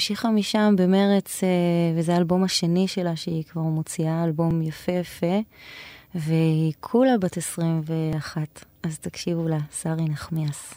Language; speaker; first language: Hebrew; native; Hebrew